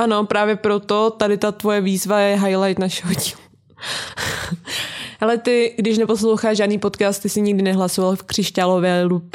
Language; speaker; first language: Czech; native; Czech